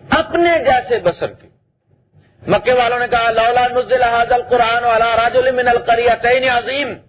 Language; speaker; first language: Urdu; non-native, local second language; Punjabi